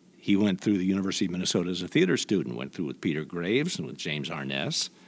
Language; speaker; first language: English; native; English